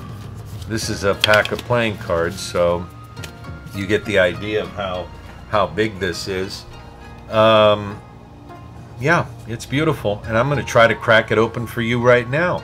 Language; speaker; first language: English; native; English